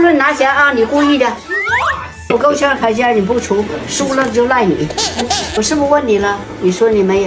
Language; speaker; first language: Chinese; native; Chinese